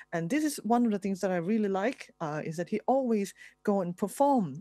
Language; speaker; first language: English; non-native, fluent; Thai